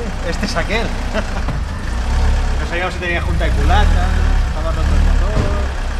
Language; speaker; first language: Spanish; native; Spanish